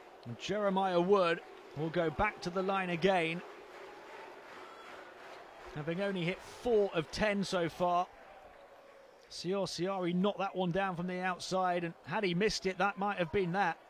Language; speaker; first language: English; native; English